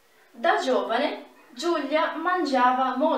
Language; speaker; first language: Italian; non-native, fluent; Portuguese